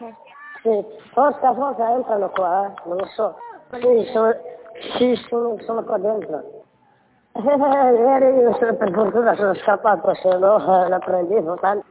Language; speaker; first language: Italian; non-native, learner; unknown